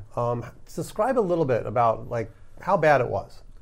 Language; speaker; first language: English; early bilingual, other home language; Ukrainian